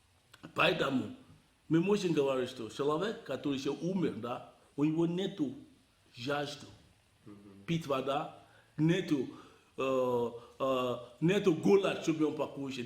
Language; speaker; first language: Russian; non-native, learner; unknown